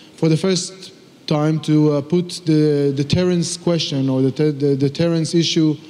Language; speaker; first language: English; non-native, fluent; Hebrew